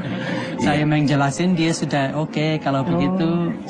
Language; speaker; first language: Indonesian; non-native, fluent; English